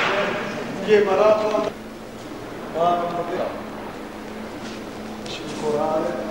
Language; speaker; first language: Italian; non-native, learner; Japanese